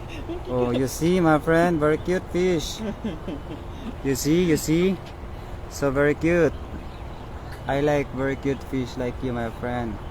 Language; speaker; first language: English; non-native, local second language; Filipino